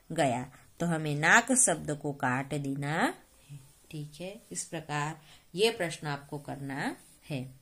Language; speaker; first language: Hindi; non-native, local second language; Gujarati